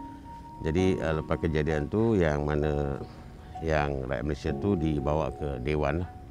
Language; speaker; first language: Malay; native; Malay